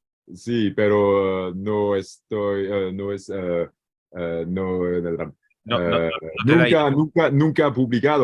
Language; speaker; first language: Spanish; non-native, learner; English